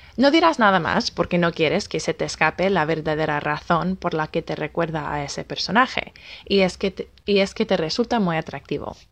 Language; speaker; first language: Spanish; non-native, fluent; English